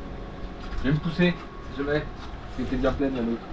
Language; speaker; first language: French; native; French